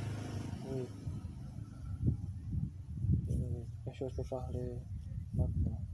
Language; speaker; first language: French; non-native, learner; Portuguese